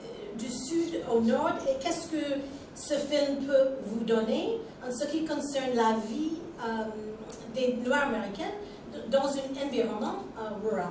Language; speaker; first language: French; non-native, fluent; English